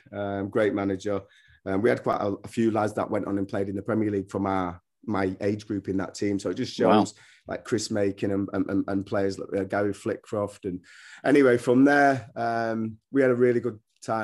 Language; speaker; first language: English; native; English